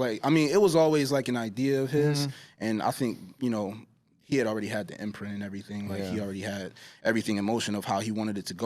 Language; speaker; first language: English; native; English